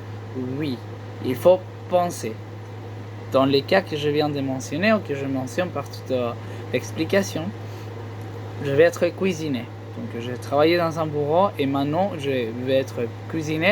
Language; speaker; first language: French; non-native, learner; Spanish